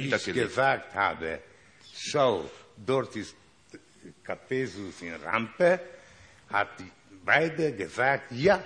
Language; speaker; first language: German; non-native, learner; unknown